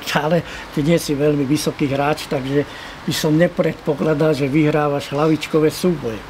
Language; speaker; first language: Slovak; non-native, local second language; Hungarian